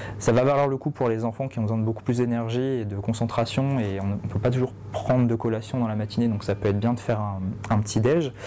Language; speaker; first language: French; native; French